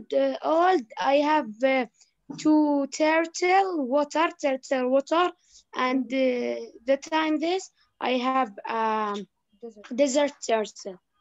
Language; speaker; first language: English; non-native, learner; Arabic